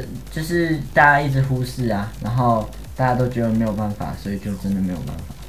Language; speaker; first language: Chinese; native; Chinese